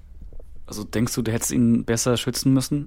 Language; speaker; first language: German; native; German